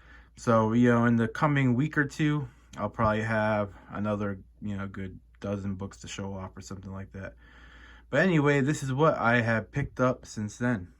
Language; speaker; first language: English; native; English